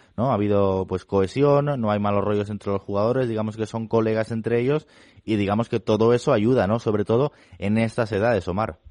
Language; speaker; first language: Spanish; non-native, local second language; Catalan